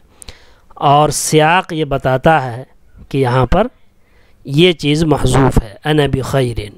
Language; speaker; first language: Urdu; native; Urdu